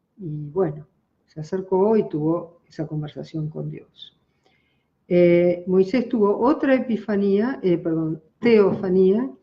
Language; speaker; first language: Spanish; native; Spanish